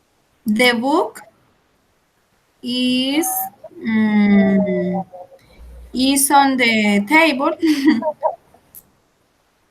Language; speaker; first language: English; non-native, learner; Spanish